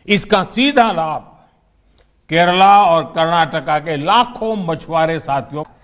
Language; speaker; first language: Hindi; non-native, local second language; Gujarati